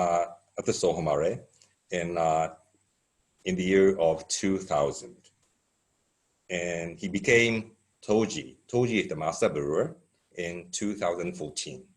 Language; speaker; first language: English; non-native, fluent; Japanese